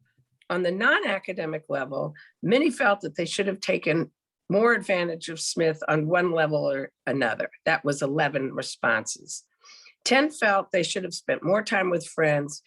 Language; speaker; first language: English; native; English